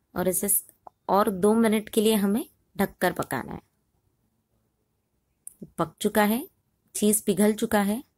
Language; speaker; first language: Hindi; non-native, local second language; Marathi